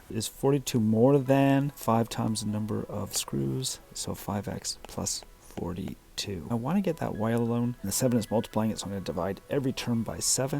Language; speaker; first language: English; native; English